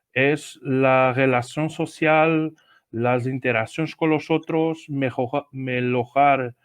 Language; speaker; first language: Spanish; non-native, learner; Portuguese